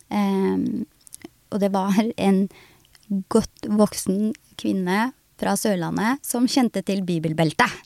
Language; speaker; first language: Norwegian; early bilingual, other home language; Somali